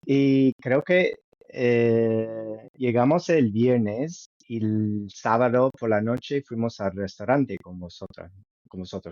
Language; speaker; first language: Spanish; non-native, fluent; English